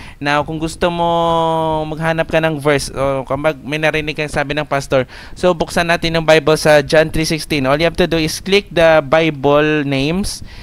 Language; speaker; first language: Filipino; non-native, local second language; Hiligaynon